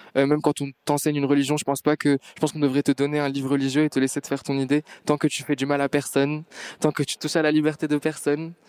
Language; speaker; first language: French; non-native, local second language; Arabic